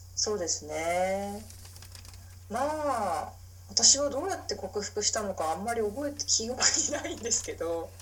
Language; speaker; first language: Japanese; native; Japanese